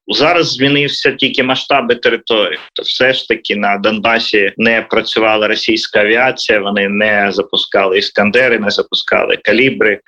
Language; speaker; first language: Ukrainian; native; Ukrainian